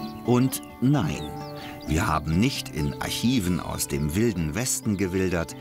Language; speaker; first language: German; native; German